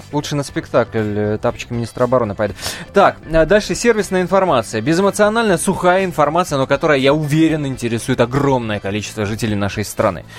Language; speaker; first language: Russian; native; Russian